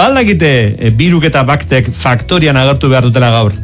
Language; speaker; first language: Basque; native; Basque